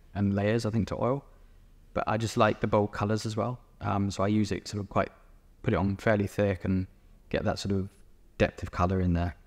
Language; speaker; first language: English; native; English